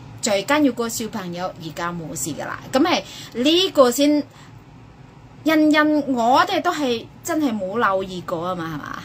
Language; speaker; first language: Cantonese; non-native, fluent; Indonesian